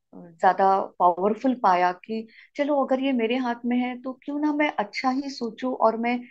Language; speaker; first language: Hindi; non-native, local second language; Marathi